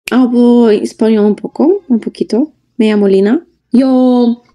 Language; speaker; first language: Spanish; non-native, learner; Russian